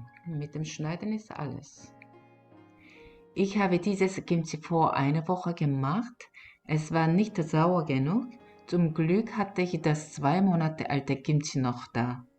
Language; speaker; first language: German; non-native, fluent; Korean